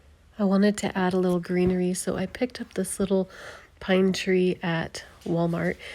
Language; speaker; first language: English; native; English